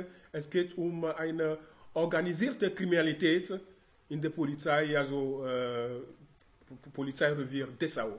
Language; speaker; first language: German; non-native, learner; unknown